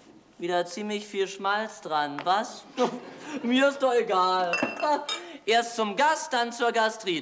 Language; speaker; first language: German; native; German